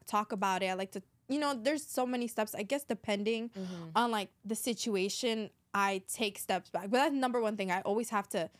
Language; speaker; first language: English; native; English